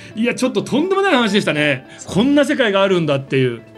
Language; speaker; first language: Japanese; early bilingual, heritage; English